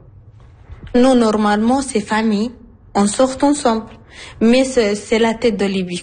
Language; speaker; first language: French; non-native, learner; Arabic